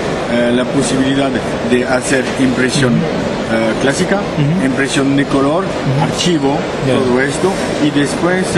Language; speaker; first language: Spanish; non-native, learner; French